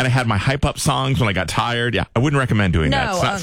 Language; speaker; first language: English; native; English